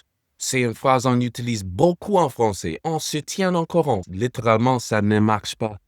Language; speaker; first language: French; non-native, fluent; English